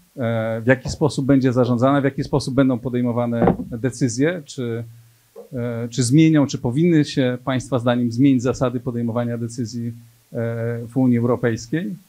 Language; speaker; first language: Polish; native; Polish